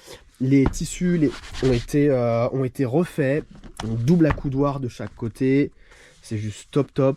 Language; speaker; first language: French; native; French